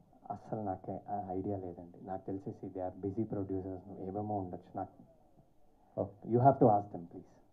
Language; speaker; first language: Telugu; native; Telugu